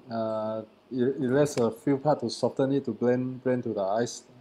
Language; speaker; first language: English; non-native, learner; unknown